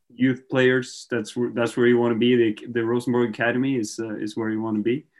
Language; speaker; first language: English; non-native, fluent; Norwegian